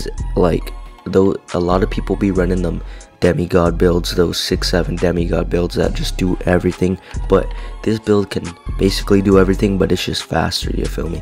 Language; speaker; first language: English; native; English